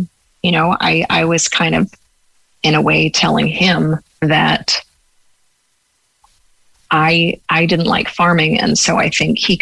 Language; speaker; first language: English; native; English